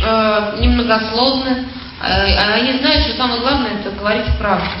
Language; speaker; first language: Russian; native; Russian